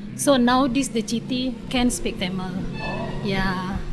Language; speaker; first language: English; non-native, learner; Indonesian